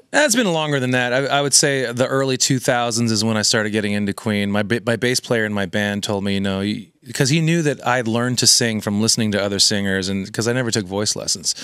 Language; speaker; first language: English; native; English